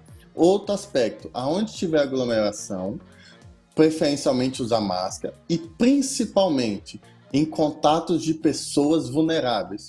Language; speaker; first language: Portuguese; native; Portuguese